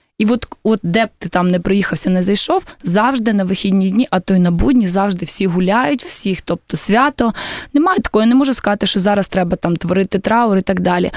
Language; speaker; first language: Ukrainian; native; Ukrainian